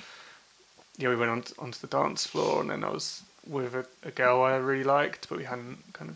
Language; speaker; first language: English; native; English